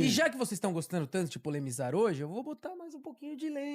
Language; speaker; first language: Portuguese; native; Portuguese